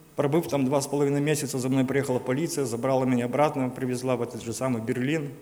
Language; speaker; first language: Russian; native; Russian